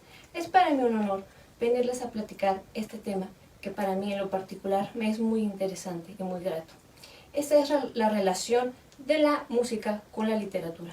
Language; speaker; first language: Spanish; native; Spanish